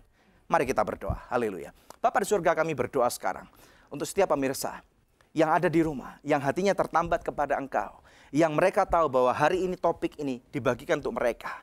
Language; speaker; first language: Indonesian; native; Indonesian